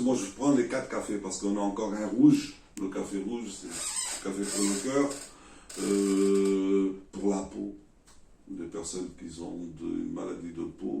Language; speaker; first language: French; non-native, learner; Portuguese